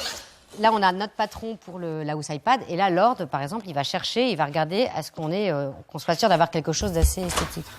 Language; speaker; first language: French; native; French